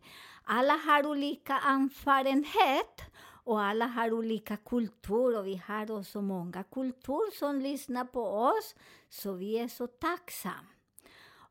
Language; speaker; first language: Swedish; non-native, learner; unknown